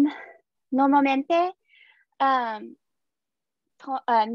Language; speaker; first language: Spanish; non-native, learner; English